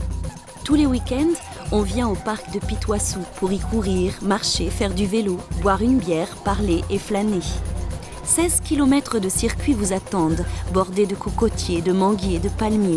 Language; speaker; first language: French; native; French